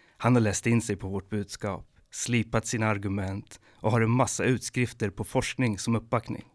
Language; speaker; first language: Swedish; native; Swedish